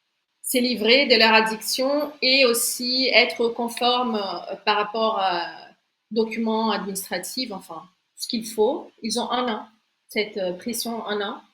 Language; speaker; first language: French; non-native, fluent; Portuguese